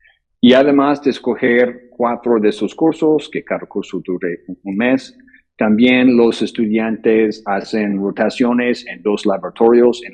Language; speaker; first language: Spanish; non-native, fluent; English